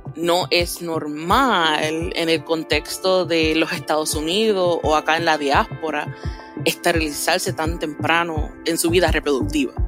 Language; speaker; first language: Spanish; native; Spanish